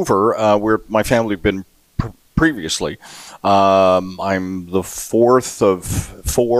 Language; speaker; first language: English; native; English